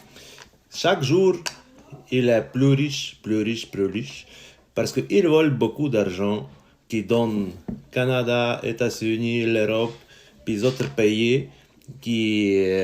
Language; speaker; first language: French; non-native, learner; Ukrainian